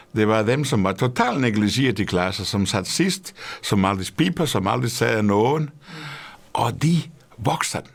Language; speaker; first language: Danish; non-native, fluent; Portuguese